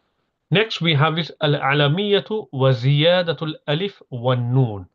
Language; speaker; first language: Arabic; non-native, fluent; English